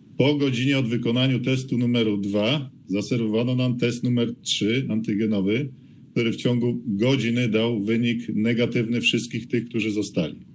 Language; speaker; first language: Polish; native; Polish